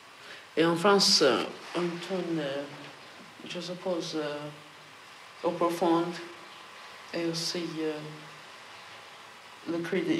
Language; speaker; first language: French; non-native, fluent; English